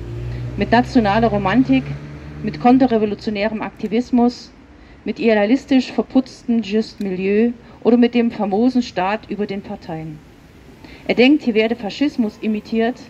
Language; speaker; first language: German; native; German